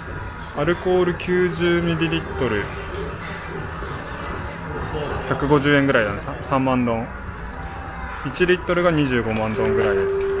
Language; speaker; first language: Japanese; native; Japanese